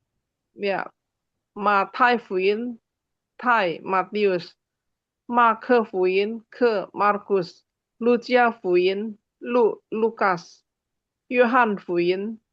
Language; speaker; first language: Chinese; non-native, learner; Indonesian